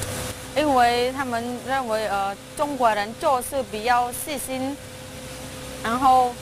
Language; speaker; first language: Chinese; non-native, fluent; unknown